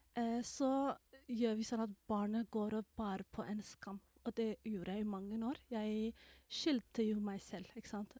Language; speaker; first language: Norwegian; non-native, fluent; Somali